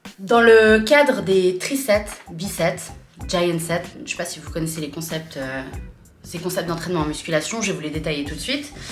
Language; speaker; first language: French; native; French